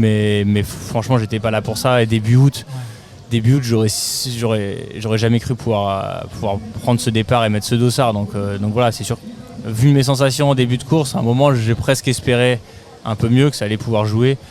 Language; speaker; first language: French; native; French